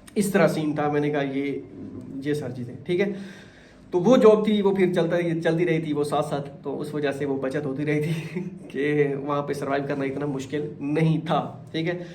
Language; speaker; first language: Urdu; non-native, local second language; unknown